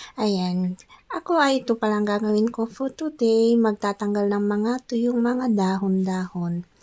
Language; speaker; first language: Filipino; non-native, local second language; Iloko